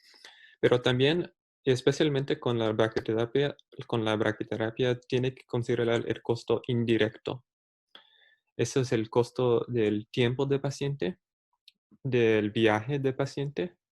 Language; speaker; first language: Spanish; early bilingual, heritage; Spanish